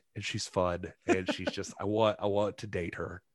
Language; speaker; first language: English; native; English